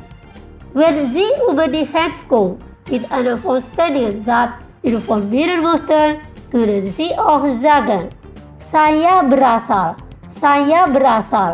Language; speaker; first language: German; non-native, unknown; Indonesian